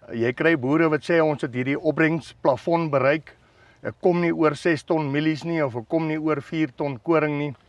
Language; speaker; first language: Afrikaans; native; Afrikaans